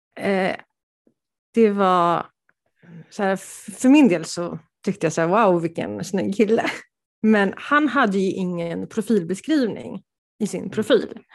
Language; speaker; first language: Swedish; early bilingual, other home language; Polish